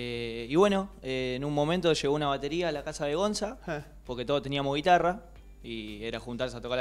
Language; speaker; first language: Spanish; native; Spanish